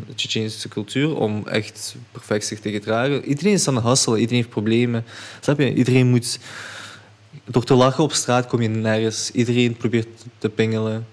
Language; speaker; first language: Dutch; early bilingual, other home language; Chechen